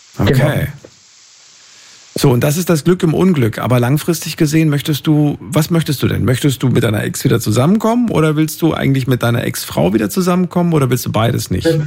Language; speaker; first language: German; native; German